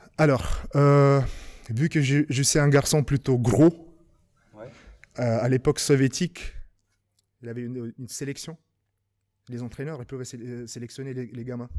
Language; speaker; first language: French; non-native, fluent; Lithuanian